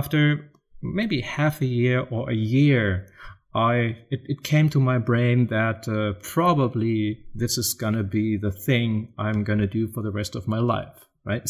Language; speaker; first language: English; non-native, fluent; German